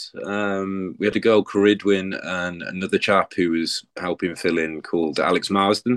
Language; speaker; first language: English; native; English